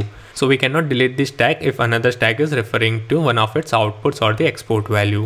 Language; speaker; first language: English; non-native, local second language; Hindi